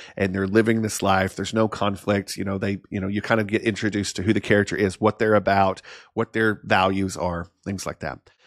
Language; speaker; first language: English; native; English